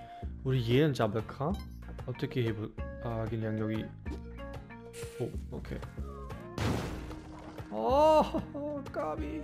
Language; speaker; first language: Korean; non-native, fluent; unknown